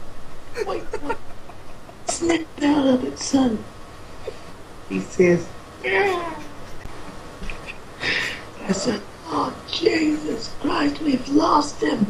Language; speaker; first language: English; native; English